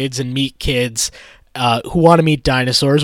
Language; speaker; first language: English; native; English